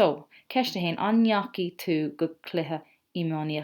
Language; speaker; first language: Irish; non-native, local second language; English